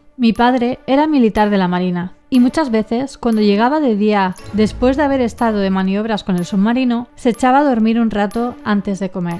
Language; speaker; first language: Spanish; native; Spanish